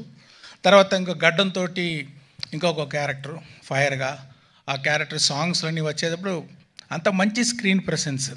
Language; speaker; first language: Telugu; non-native, local second language; Tamil